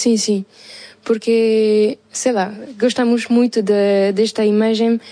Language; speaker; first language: Portuguese; non-native, fluent; French